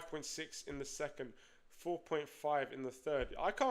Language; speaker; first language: English; native; English